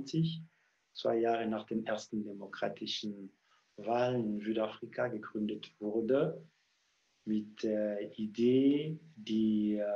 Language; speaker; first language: German; non-native, fluent; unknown